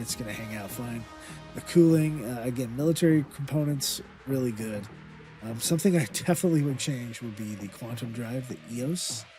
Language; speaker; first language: English; native; English